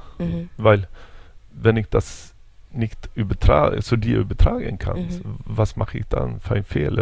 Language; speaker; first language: German; non-native, fluent; Swedish